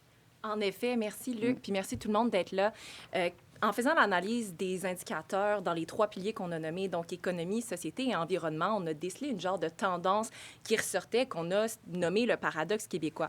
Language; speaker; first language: French; native; French